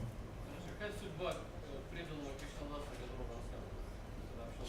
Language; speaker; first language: Russian; native; Russian